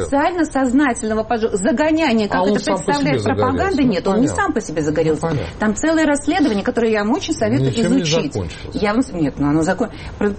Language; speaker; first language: Russian; native; Russian